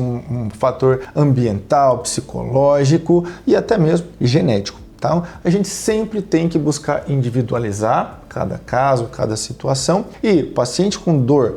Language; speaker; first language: Portuguese; native; Portuguese